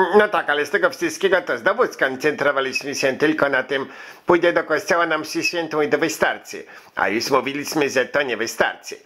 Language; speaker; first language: Polish; early bilingual, heritage; Polish